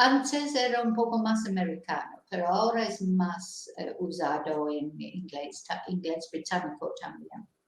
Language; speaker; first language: Spanish; non-native, fluent; English